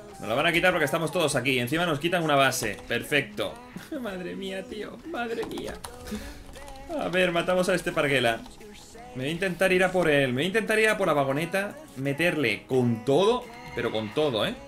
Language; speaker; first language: Spanish; native; Spanish